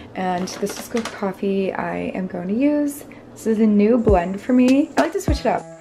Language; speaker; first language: English; native; English